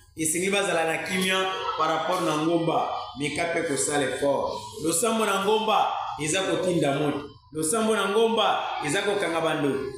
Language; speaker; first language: Lingala; non-native, local second language; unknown